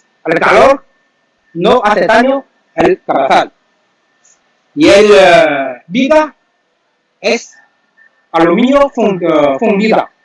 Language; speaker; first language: Spanish; non-native, learner; Chinese